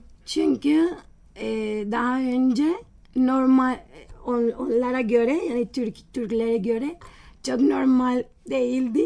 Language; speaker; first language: Turkish; non-native, learner; Spanish